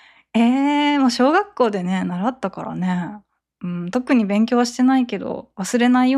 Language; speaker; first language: Japanese; native; Japanese